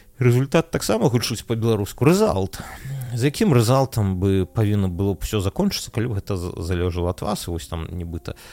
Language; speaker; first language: Belarusian; non-native, local second language; Russian